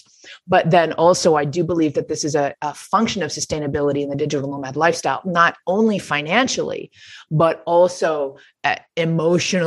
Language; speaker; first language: English; native; English